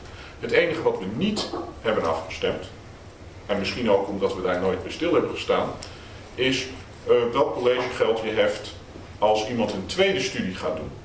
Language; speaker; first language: Dutch; native; Dutch